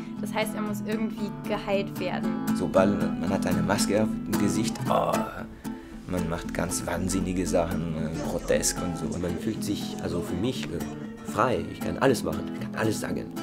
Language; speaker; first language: German; non-native, fluent; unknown